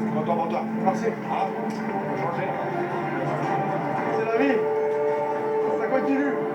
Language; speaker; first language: French; native; French